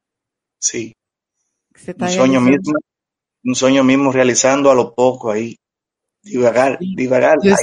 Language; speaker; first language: Portuguese; non-native, learner; Spanish